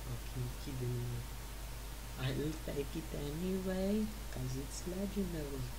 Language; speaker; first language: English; non-native, learner; Russian